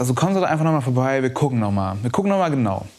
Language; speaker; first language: German; native; German